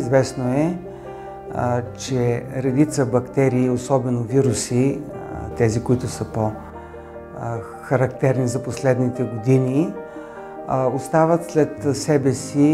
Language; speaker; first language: Bulgarian; native; Bulgarian